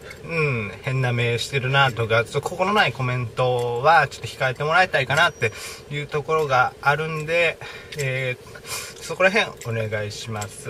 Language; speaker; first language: Japanese; native; Japanese